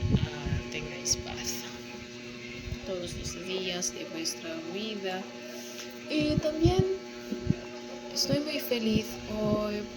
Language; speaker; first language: Spanish; non-native, learner; English